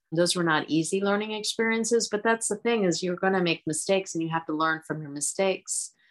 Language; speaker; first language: English; early bilingual, other home language; Hindi